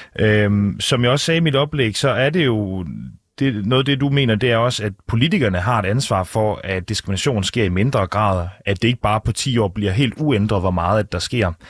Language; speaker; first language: Danish; native; Danish